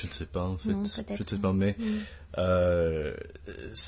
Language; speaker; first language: French; non-native, fluent; English